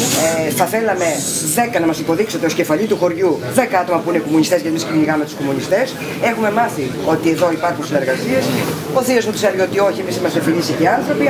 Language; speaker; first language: Greek; native; Greek